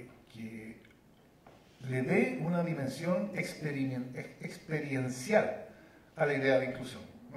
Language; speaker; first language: Spanish; native; Spanish